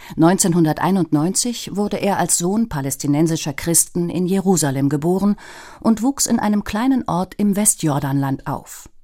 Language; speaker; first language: German; native; German